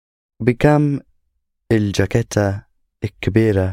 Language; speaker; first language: Arabic; non-native, learner; English